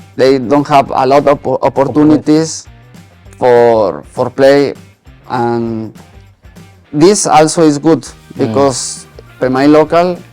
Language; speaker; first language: English; non-native, learner; Spanish